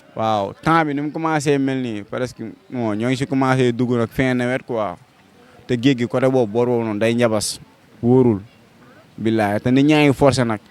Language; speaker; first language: Wolof; native; Wolof